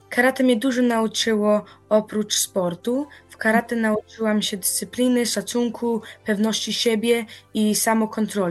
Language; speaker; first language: Polish; early bilingual, heritage; Polish